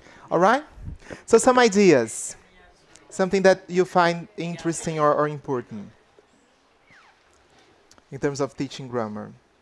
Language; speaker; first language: English; non-native, fluent; Portuguese